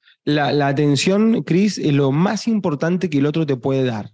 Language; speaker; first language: Spanish; native; Spanish